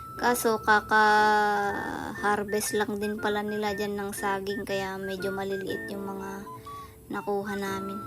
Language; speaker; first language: Filipino; non-native, local second language; Iloko